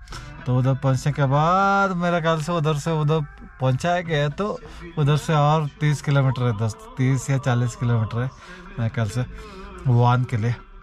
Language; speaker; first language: Hindi; non-native, local second language; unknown